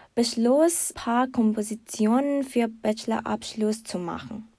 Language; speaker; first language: German; non-native, learner; Persian